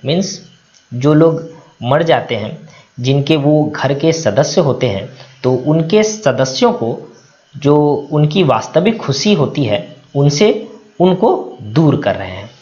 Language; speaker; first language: Hindi; native; Hindi